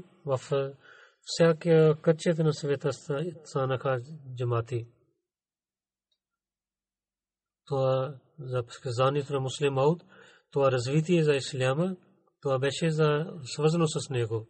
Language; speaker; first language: Bulgarian; non-native, learner; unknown